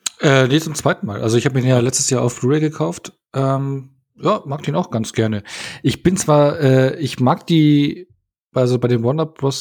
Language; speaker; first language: German; native; German